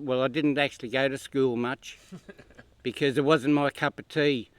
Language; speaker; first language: English; native; English